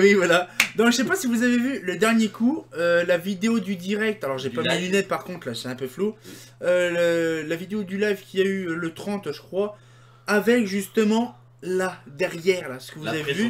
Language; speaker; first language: French; native; French